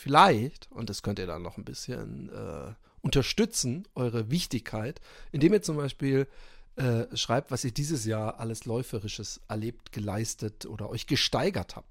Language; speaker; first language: German; native; German